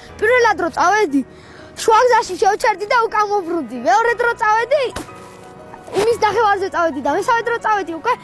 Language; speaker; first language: Georgian; non-native, local second language; Svan